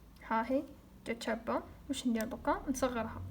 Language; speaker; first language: Arabic; native; Arabic